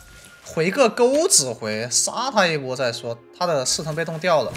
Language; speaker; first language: Chinese; native; Chinese